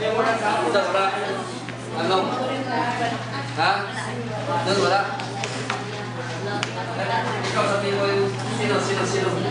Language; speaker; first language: Filipino; non-native, learner; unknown